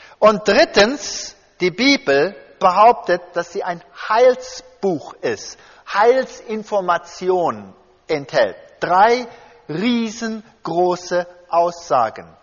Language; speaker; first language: German; early bilingual, heritage; German